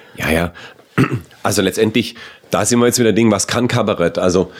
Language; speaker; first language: German; native; German